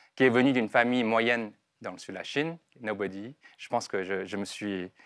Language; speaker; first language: French; non-native, fluent; Chinese